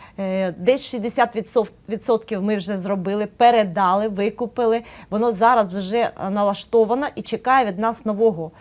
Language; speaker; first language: Ukrainian; native; Ukrainian